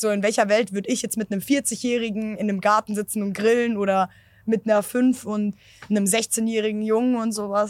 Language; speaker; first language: German; native; German